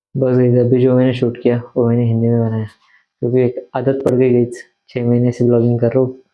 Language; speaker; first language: Hindi; non-native, local second language; Marathi